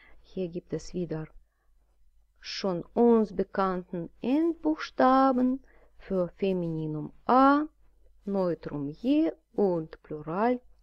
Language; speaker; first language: German; non-native, fluent; Russian